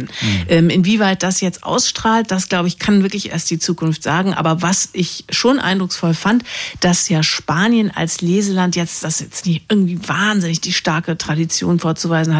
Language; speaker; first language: German; native; German